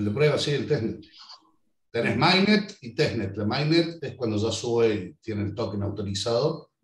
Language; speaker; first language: Spanish; native; Spanish